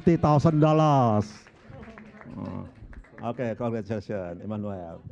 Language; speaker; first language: English; non-native, local second language; Indonesian